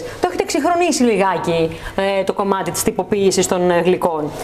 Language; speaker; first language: Greek; native; Greek